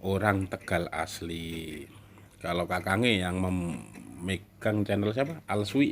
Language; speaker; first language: Indonesian; native; Indonesian